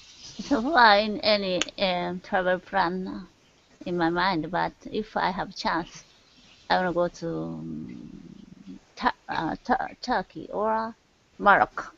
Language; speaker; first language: English; non-native, learner; Japanese